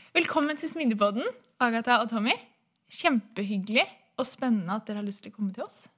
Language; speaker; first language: Norwegian; native; Norwegian